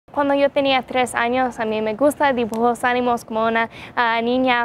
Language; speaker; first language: Spanish; non-native, learner; English